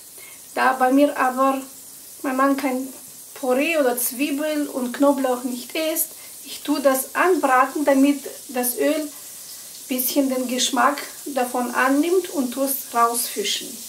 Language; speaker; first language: German; non-native, fluent; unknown